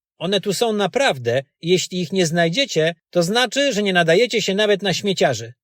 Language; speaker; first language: Polish; native; Polish